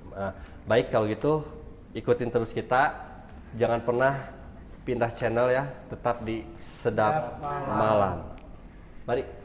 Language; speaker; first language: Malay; non-native, local second language; Sundanese